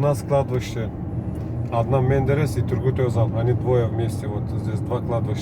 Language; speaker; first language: Russian; non-native, local second language; Kyrgyz